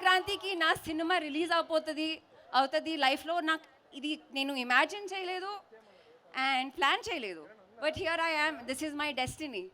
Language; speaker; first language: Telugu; non-native, fluent; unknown